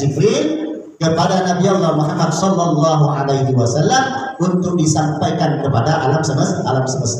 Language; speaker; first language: Malay; native; Malay